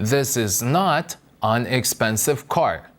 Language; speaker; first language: English; non-native, fluent; Korean